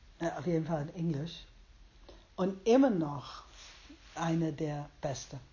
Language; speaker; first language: German; non-native, fluent; English